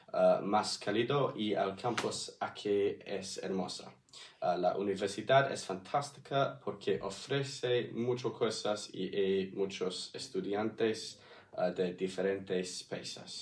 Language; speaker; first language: Spanish; non-native, learner; English